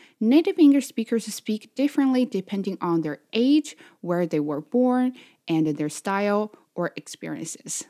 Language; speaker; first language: English; non-native, fluent; Chinese